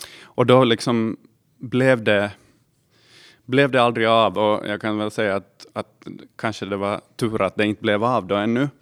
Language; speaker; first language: Swedish; native; Swedish